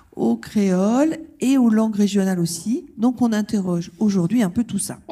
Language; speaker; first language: French; native; French